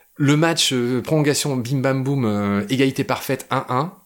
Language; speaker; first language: French; native; French